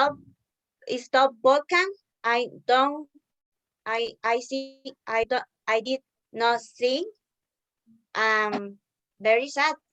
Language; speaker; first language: English; non-native, learner; Spanish